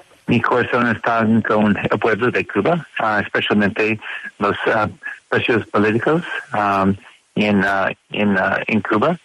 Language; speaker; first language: Spanish; non-native, learner; English